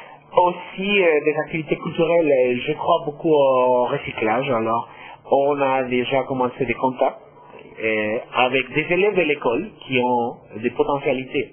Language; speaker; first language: French; non-native, fluent; Spanish